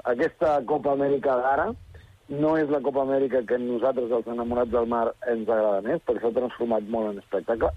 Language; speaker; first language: Catalan; early bilingual, other home language; Spanish